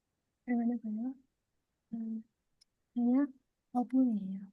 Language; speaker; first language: Korean; non-native, learner; Indonesian